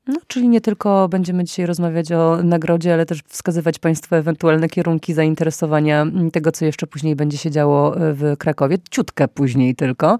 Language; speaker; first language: Polish; native; Polish